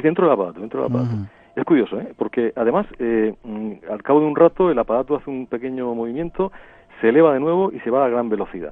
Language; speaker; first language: Spanish; native; Spanish